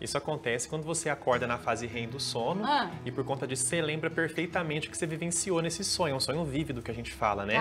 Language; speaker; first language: Portuguese; native; Portuguese